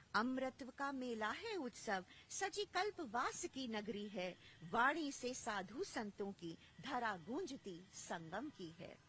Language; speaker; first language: Hindi; native; Hindi